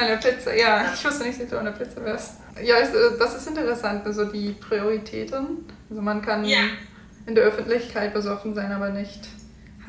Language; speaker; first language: German; non-native, learner; English